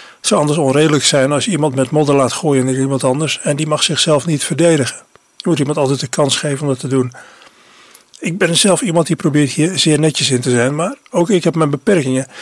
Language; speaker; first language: Dutch; native; Dutch